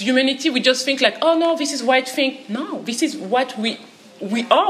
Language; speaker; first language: English; non-native, fluent; French